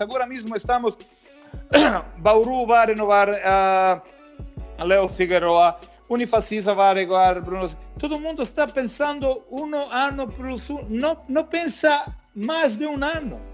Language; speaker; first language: Portuguese; non-native, learner; Croatian